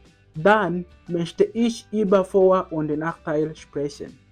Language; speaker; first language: German; non-native, learner; Kinyarwanda